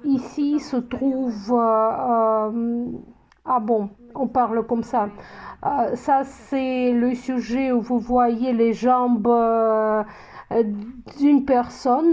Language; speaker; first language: French; non-native, fluent; Russian